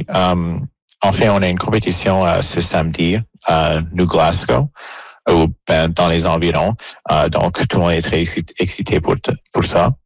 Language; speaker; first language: French; native; French